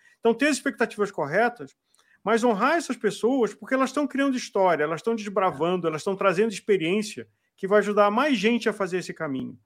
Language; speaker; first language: Portuguese; native; Portuguese